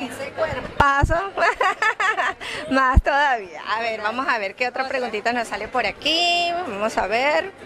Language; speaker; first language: Spanish; native; Spanish